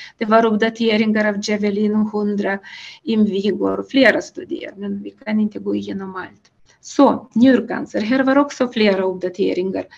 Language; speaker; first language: Swedish; non-native, fluent; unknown